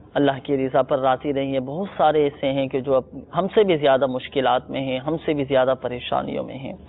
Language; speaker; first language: Urdu; native; Urdu